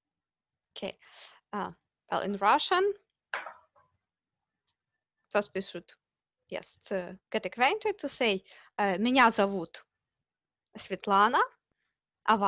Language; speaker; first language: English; non-native, fluent; Ukrainian